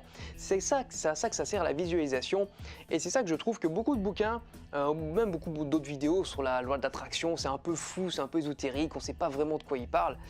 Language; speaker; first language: French; native; French